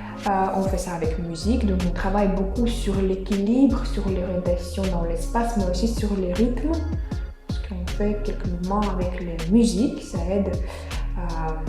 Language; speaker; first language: French; non-native, fluent; Russian